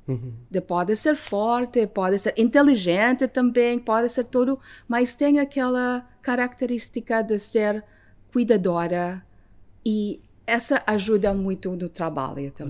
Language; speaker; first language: Portuguese; non-native, fluent; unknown